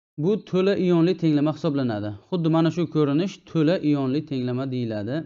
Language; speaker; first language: Uzbek; native; Uzbek